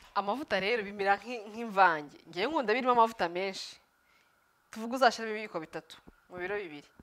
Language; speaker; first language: Kinyarwanda; early bilingual, heritage; Kinyarwanda